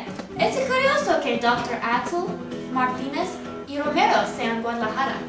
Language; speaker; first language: Spanish; non-native, learner; English